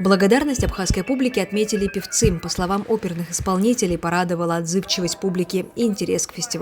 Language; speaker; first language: Russian; native; Russian